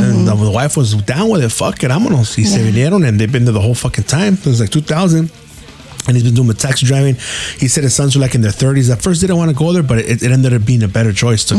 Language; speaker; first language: English; early bilingual, other home language; Spanish